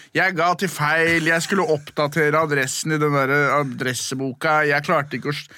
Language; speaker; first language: Norwegian; native; Norwegian